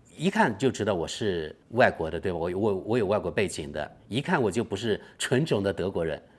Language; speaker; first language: Chinese; native; Chinese